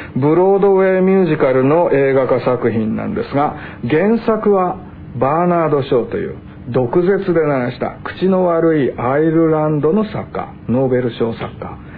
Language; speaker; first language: Japanese; native; Japanese